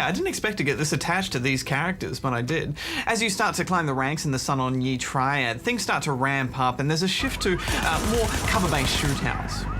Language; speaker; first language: English; native; English